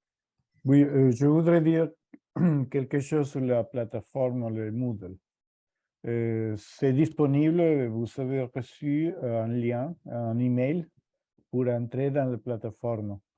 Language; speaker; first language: French; non-native, fluent; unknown